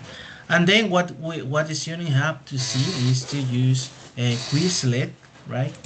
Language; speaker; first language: English; non-native, fluent; Spanish